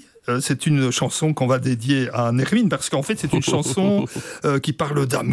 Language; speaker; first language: French; native; French